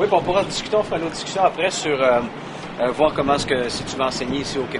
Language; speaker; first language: French; native; French